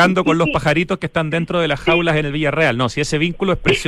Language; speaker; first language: Spanish; native; Spanish